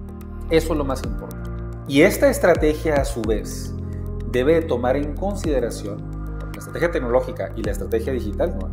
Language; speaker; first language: Spanish; native; Spanish